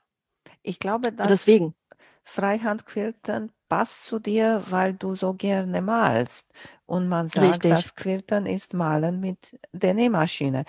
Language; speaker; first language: German; non-native, fluent; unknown